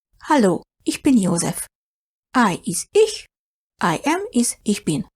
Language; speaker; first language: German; non-native, fluent; Hungarian